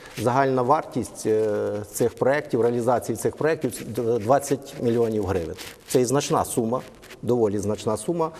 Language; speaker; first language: Ukrainian; native; Ukrainian